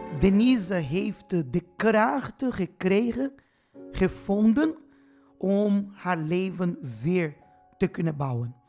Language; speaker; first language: Dutch; non-native, fluent; Portuguese